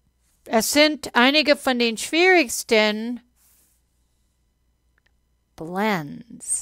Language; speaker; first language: German; non-native, fluent; English